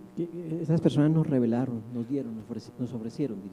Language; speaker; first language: Spanish; native; Spanish